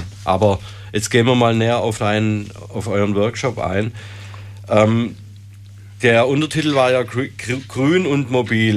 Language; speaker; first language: German; native; German